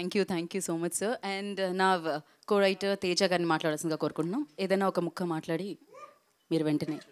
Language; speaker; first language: Telugu; native; Telugu